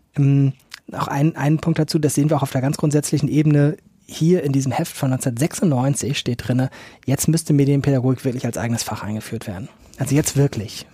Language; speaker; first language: German; native; German